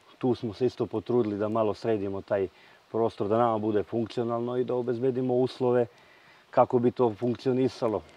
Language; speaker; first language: Croatian; native; Croatian